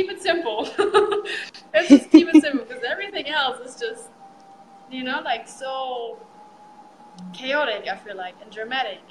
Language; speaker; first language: English; non-native, fluent; German